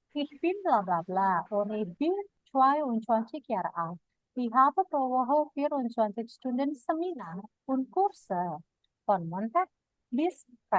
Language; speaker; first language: German; non-native, fluent; Indonesian